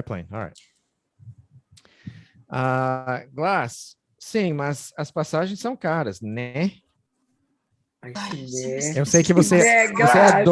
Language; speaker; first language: Portuguese; non-native, fluent; English